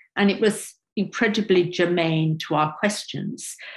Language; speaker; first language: English; native; English